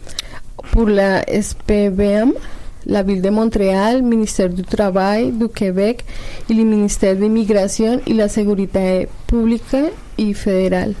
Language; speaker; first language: French; non-native, learner; Spanish